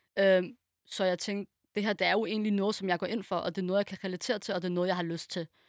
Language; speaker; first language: Danish; early bilingual, other home language; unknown